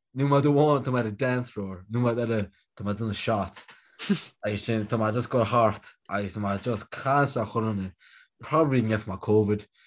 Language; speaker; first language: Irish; native; Irish